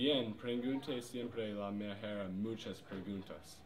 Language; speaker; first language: Spanish; non-native, learner; English